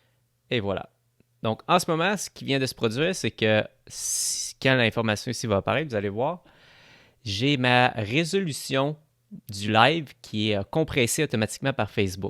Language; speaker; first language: French; native; French